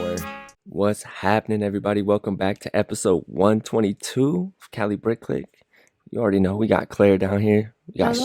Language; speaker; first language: English; native; English